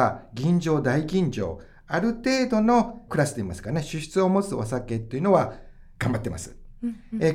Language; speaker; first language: Japanese; native; Japanese